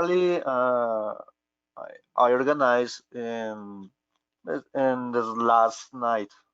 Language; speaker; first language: English; non-native, local second language; Spanish